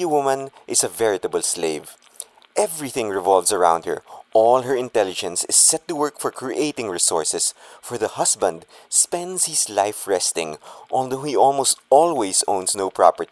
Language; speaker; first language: English; non-native, local second language; Filipino